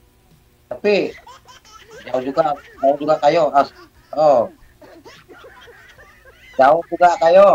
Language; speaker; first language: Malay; non-native, learner; Filipino